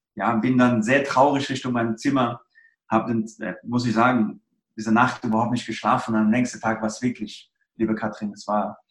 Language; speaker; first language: German; early bilingual, other home language; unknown